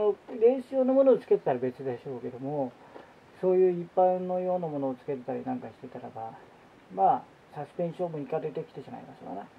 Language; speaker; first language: Japanese; native; Japanese